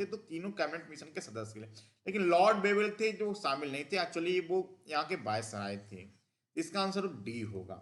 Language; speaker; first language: Hindi; native; Hindi